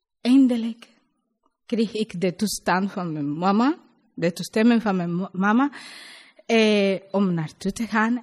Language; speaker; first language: Dutch; non-native, learner; Spanish